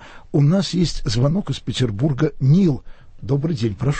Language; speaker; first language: Russian; native; Russian